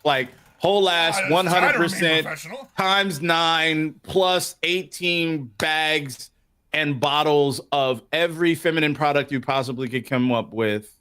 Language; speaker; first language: English; native; English